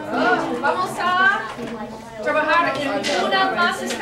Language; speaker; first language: Spanish; non-native, fluent; English